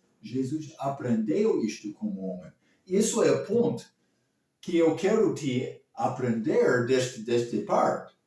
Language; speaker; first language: Portuguese; non-native, learner; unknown